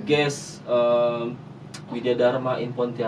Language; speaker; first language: English; non-native, learner; Indonesian